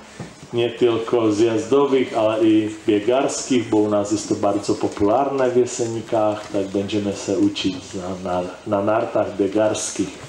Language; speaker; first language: Polish; non-native, learner; Czech